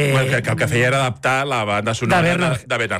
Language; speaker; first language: Catalan; native; Catalan